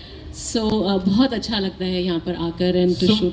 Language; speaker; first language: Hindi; native; Hindi